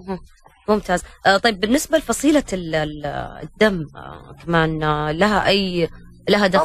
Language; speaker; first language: Arabic; native; Arabic